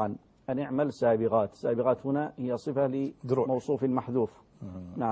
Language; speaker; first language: Arabic; native; Arabic